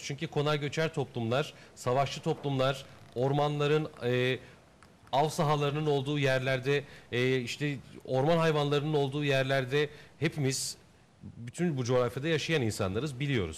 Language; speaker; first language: Turkish; native; Turkish